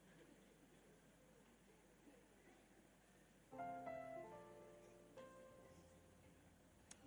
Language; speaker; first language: English; non-native, local second language; Akan